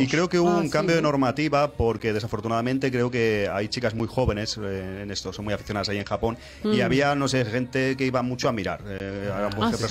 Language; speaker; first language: Spanish; native; Spanish